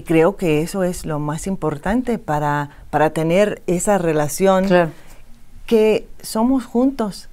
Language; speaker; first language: Spanish; non-native, fluent; English